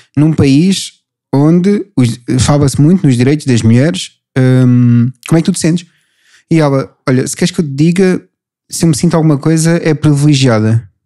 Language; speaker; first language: Portuguese; native; Portuguese